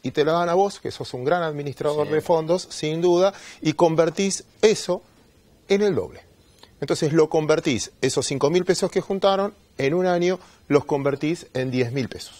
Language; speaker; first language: Spanish; native; Spanish